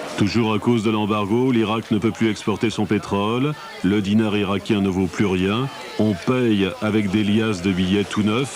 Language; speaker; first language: French; native; French